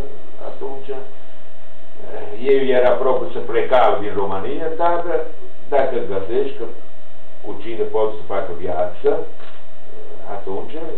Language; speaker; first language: Romanian; non-native, learner; Italian